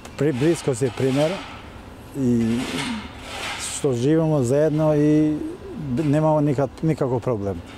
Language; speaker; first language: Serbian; non-native, local second language; Albanian